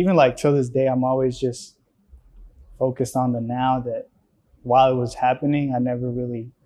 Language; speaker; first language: English; early bilingual, other home language; Spanish